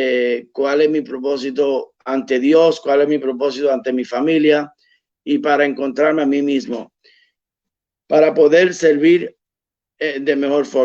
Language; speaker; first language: Spanish; early bilingual, heritage; Spanish